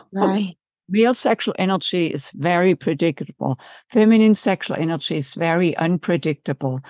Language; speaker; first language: English; non-native, fluent; German